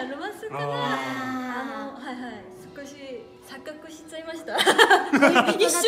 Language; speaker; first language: Japanese; non-native, fluent; Korean